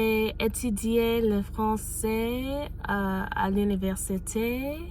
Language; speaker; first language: French; non-native, learner; English